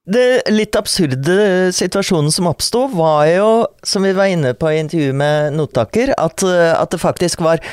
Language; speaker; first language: Norwegian; native; Norwegian